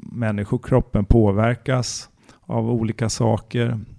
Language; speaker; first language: Swedish; native; Swedish